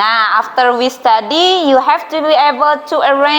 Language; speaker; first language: English; non-native, fluent; Indonesian